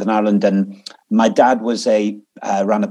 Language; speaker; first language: English; native; English